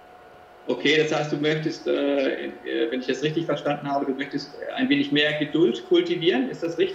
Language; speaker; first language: German; native; German